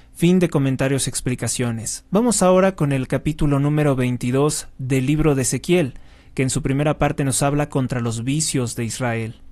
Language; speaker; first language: Spanish; native; Spanish